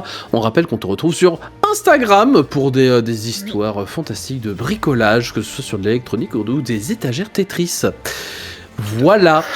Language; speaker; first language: French; native; French